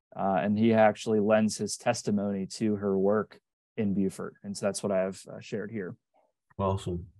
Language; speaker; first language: English; native; English